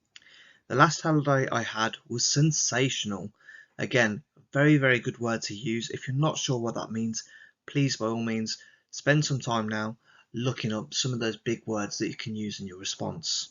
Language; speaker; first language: English; native; English